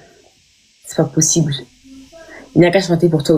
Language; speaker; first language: French; native; French